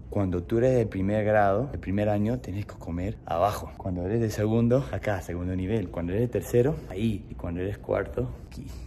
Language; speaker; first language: Spanish; non-native, fluent; English